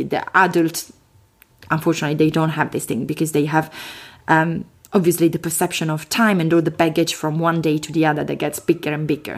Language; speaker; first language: English; non-native, fluent; Italian